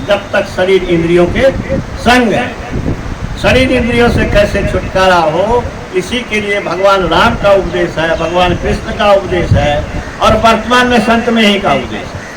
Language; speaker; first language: Hindi; native; Hindi